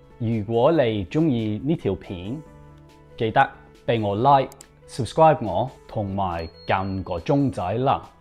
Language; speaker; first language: Cantonese; non-native, fluent; English